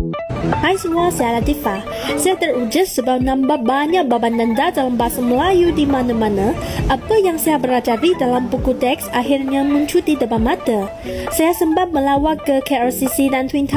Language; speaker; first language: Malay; non-native, fluent; Chinese